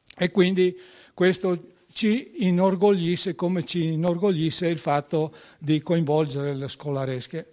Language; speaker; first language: Italian; native; Italian